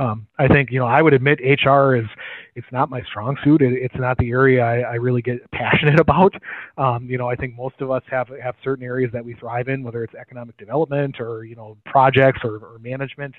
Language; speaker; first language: English; native; English